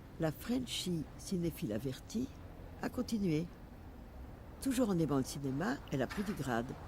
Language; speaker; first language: French; native; French